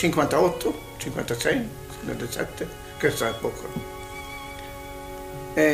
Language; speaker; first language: Italian; non-native, learner; Hungarian